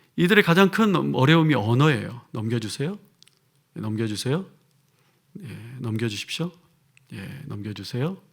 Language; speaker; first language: Korean; native; Korean